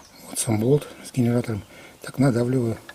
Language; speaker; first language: Russian; native; Russian